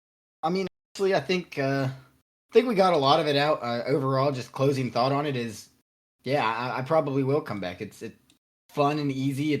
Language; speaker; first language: English; native; English